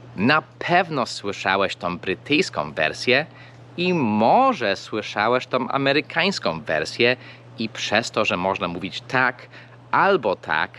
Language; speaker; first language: Polish; non-native, fluent; English